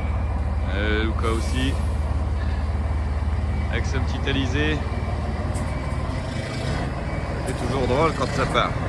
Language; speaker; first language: French; native; French